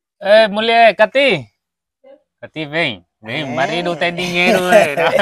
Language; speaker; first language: Portuguese; non-native, learner; Vietnamese